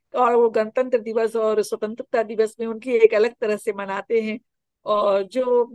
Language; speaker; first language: Hindi; native; Hindi